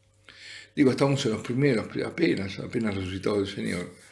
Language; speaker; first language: Spanish; native; Spanish